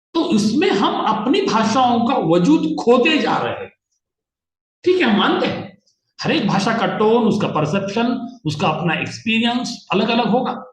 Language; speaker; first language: Hindi; non-native, local second language; Marathi